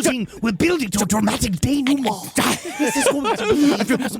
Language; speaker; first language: English; native; English